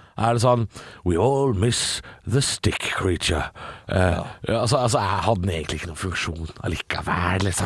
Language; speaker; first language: Norwegian; native; Norwegian